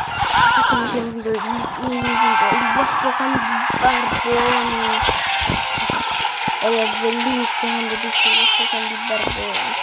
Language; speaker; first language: Italian; native; Italian